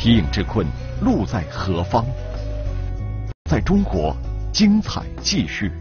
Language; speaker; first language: Chinese; native; Chinese